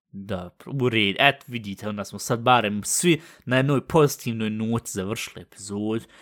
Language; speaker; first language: Bosnian; native; Bosnian